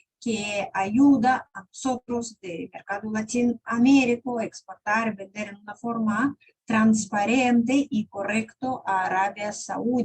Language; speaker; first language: Spanish; non-native, fluent; Russian